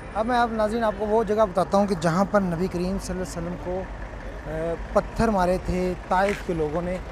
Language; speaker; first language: Urdu; non-native, local second language; Punjabi